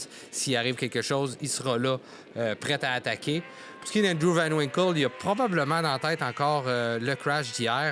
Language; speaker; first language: French; native; French